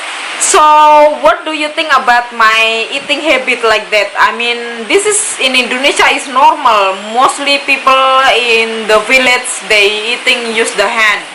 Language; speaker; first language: English; non-native, learner; Indonesian